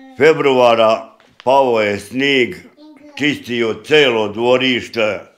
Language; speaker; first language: Croatian; native; Croatian